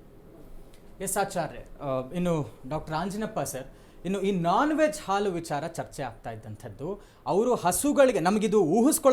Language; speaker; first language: Kannada; native; Kannada